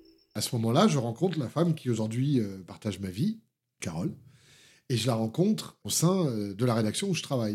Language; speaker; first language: French; native; French